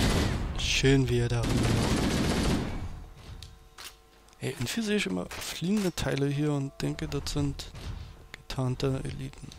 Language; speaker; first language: German; native; German